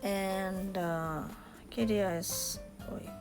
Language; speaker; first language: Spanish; non-native, learner; Japanese